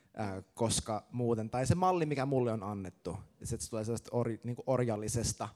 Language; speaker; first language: Finnish; native; Finnish